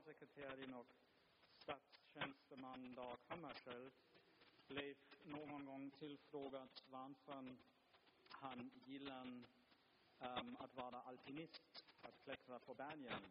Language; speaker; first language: Swedish; non-native, fluent; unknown